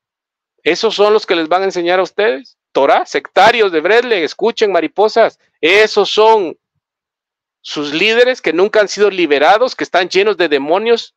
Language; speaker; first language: Spanish; native; Spanish